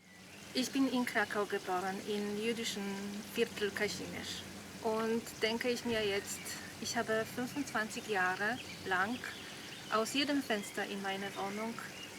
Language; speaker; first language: German; non-native, fluent; Polish